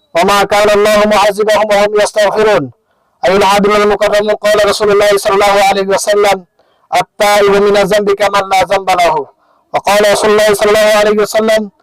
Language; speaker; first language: Arabic; non-native, fluent; Bangla